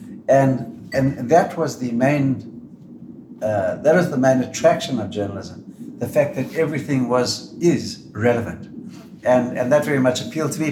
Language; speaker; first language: English; native; English